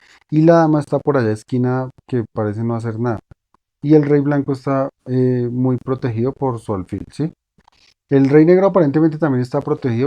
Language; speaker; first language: Spanish; native; Spanish